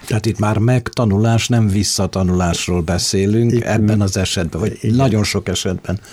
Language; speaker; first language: Hungarian; native; Hungarian